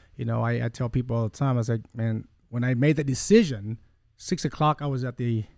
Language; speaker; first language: English; early bilingual, other home language; Vietnamese